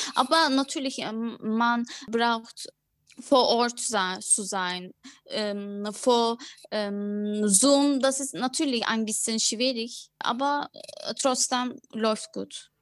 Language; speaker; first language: German; non-native, learner; Turkish